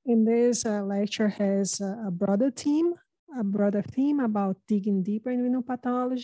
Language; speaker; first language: English; non-native, fluent; Portuguese